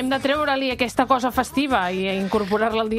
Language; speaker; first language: Catalan; native; Catalan